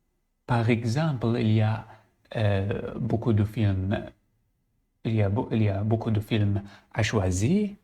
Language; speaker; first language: French; non-native, learner; Arabic